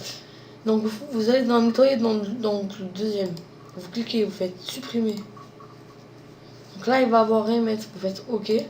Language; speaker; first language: French; native; French